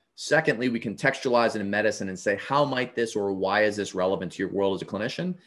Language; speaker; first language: English; native; English